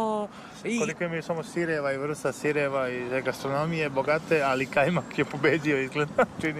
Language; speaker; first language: Serbian; native; Serbian